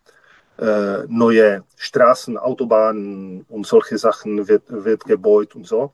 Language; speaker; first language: German; non-native, learner; Czech